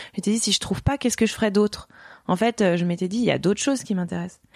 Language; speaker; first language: French; native; French